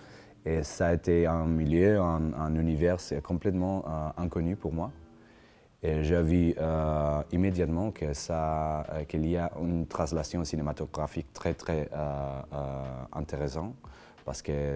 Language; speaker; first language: French; non-native, learner; Spanish